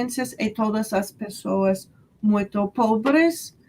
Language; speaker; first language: Portuguese; non-native, learner; English